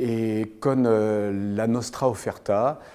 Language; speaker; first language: Italian; non-native, fluent; French